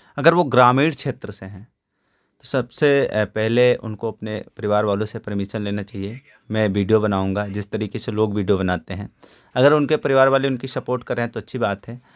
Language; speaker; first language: Hindi; native; Hindi